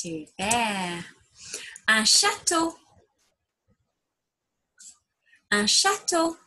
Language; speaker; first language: French; non-native, fluent; English